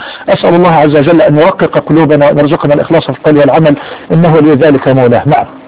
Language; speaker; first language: Arabic; native; Arabic